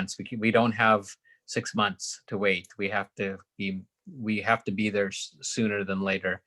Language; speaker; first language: English; native; English